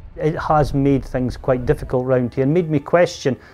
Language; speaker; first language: English; native; English